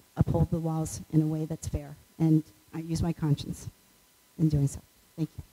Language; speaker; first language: English; native; English